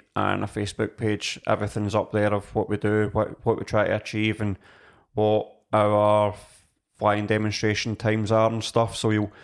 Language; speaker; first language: English; native; English